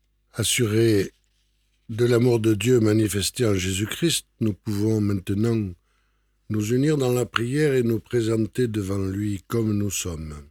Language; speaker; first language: French; native; French